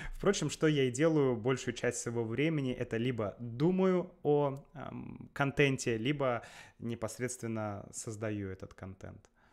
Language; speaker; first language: Russian; native; Russian